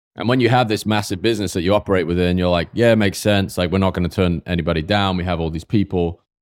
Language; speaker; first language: English; native; English